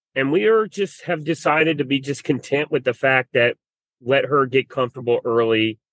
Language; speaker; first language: English; native; English